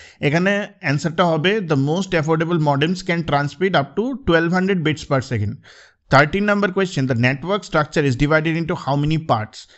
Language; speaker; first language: English; non-native, local second language; Bangla